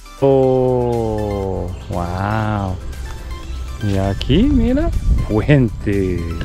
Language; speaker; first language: Spanish; non-native, learner; Japanese